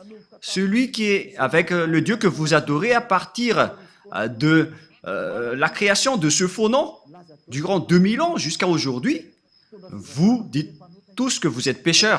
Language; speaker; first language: French; non-native, local second language; Malagasy